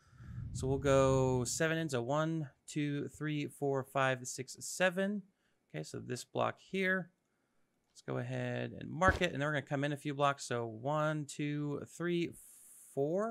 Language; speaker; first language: English; native; English